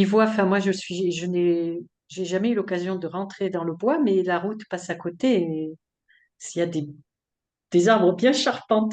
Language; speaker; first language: French; native; French